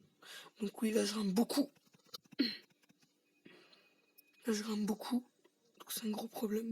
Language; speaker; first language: French; native; French